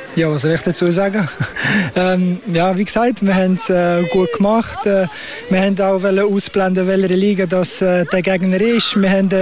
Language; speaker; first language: German; native; German